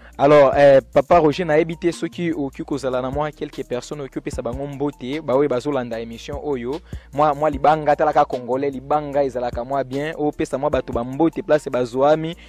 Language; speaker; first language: Lingala; native; Lingala